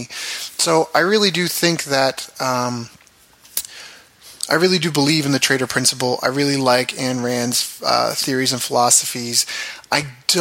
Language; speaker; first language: English; native; English